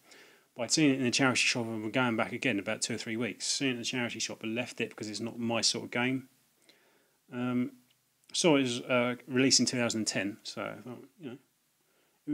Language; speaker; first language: English; native; English